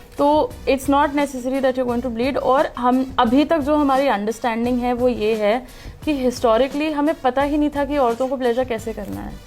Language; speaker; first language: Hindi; native; Hindi